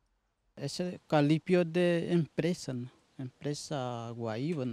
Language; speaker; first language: Portuguese; non-native, local second language; Guarani